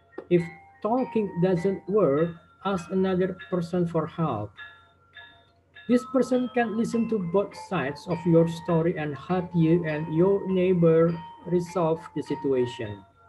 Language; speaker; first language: English; non-native, fluent; Indonesian